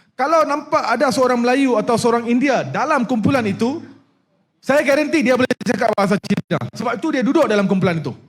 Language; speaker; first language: Malay; non-native, local second language; Punjabi